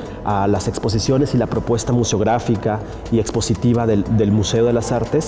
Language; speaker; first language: Spanish; native; Spanish